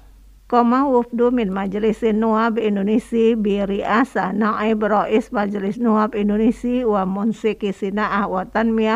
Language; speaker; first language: Arabic; non-native, fluent; Indonesian